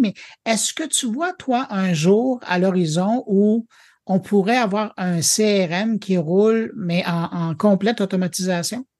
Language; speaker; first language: French; native; French